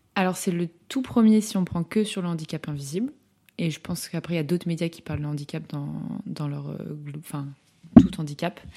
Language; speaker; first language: French; native; French